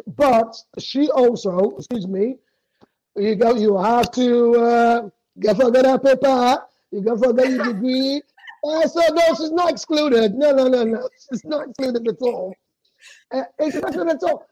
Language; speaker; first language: English; non-native, local second language; Krio